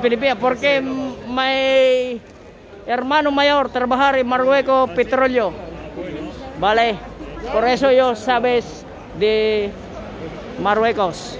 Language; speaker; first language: Spanish; non-native, learner; Filipino